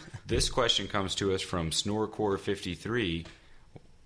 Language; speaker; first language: English; native; English